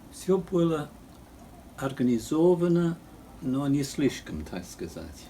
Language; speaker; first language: Russian; non-native, local second language; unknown